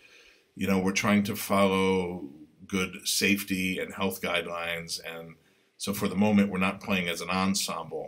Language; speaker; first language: English; native; English